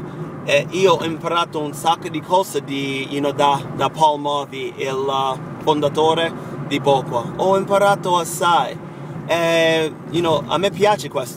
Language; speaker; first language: Italian; non-native, fluent; English